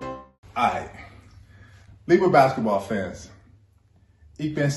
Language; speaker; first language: German; non-native, learner; English